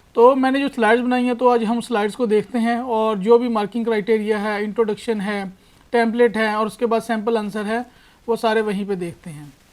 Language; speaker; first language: Urdu; non-native, local second language; Punjabi